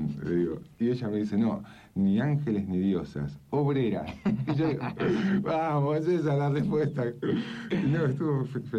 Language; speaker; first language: Spanish; native; Spanish